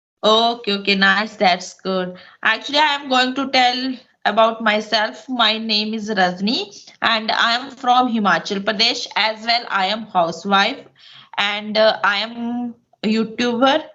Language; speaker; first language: English; non-native, local second language; Hindi